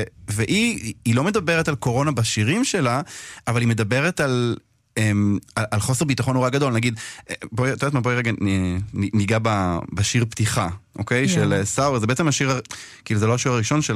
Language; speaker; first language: Hebrew; native; Hebrew